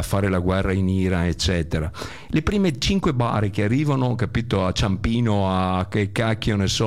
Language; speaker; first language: Italian; native; Italian